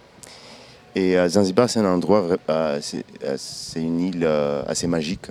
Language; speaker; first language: French; non-native, local second language; Kinyarwanda